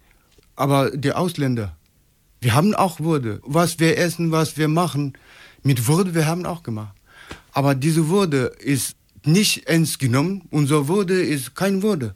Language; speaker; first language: German; non-native, learner; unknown